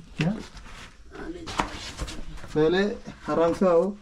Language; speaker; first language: Hindi; non-native, local second language; Malayalam